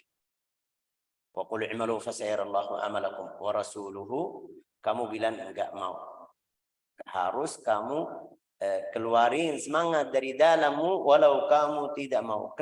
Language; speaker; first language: Indonesian; non-native, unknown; Arabic